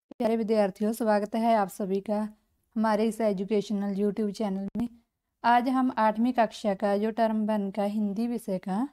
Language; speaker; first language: Hindi; non-native, local second language; Punjabi